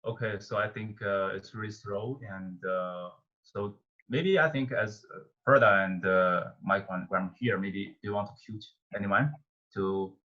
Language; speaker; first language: English; non-native, fluent; Chinese